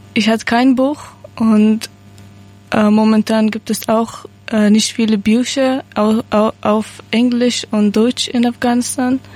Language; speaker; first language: German; non-native, learner; Persian